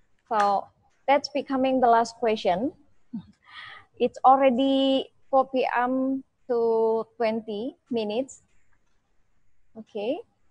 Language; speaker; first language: English; non-native, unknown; Indonesian